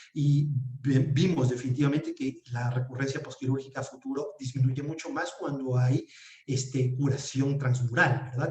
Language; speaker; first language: Spanish; native; Spanish